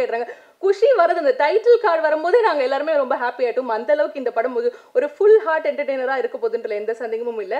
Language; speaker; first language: Tamil; native; Tamil